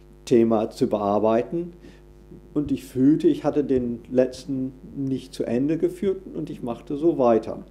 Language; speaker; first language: German; non-native, fluent; English